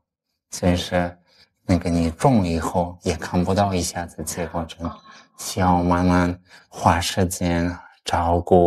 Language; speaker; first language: Chinese; non-native, fluent; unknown